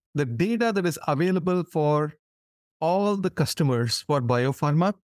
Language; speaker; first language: English; non-native, local second language; Tamil